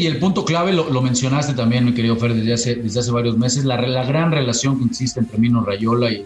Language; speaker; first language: Spanish; native; Spanish